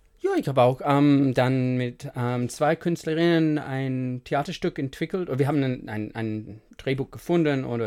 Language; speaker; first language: German; non-native, fluent; English